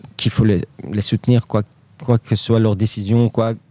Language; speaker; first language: French; early bilingual, other home language; Riffian